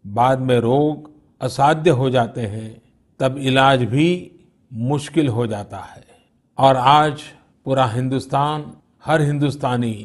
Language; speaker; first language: Hindi; non-native, local second language; Gujarati